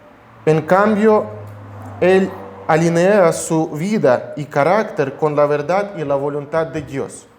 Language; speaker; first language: Spanish; non-native, fluent; Russian